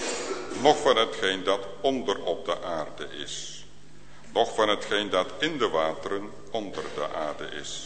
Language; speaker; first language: Dutch; native; Dutch